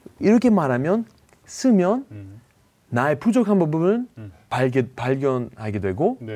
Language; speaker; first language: Korean; non-native, learner; Greek